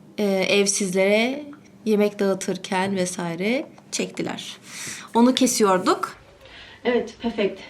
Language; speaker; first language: Turkish; early bilingual, heritage; Turkish